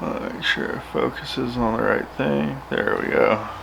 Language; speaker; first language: English; native; English